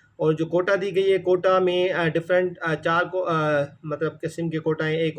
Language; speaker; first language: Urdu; non-native, local second language; Sindhi